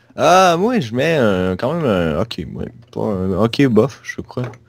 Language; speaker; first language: French; native; French